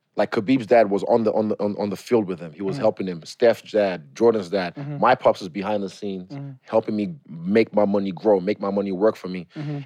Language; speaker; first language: English; native; English